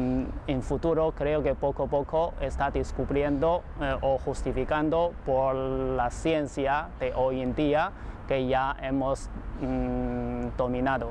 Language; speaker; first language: Spanish; non-native, fluent; Chinese